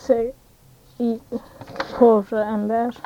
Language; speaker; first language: French; non-native, learner; English